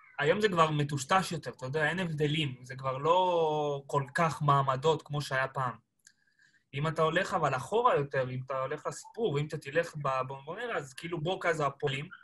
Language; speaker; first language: Hebrew; early bilingual, other home language; Spanish